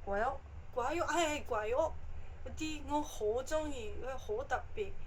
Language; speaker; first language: Cantonese; non-native, fluent; Japanese